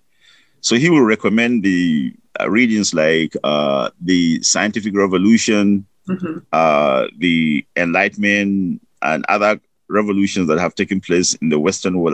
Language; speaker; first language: English; non-native, local second language; Hausa